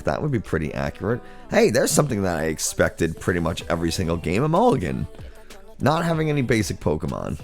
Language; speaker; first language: English; native; English